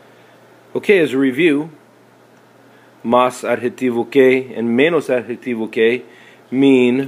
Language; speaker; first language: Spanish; non-native, fluent; English